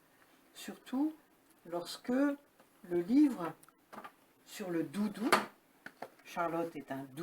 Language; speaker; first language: French; native; French